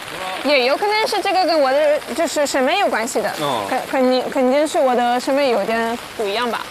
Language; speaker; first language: Chinese; non-native, fluent; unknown